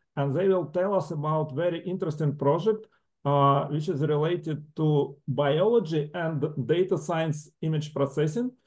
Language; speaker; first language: English; non-native, fluent; Russian